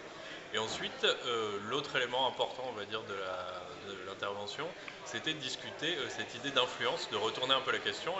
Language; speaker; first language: French; native; French